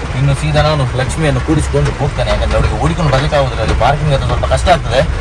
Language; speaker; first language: Kannada; non-native, local second language; Tulu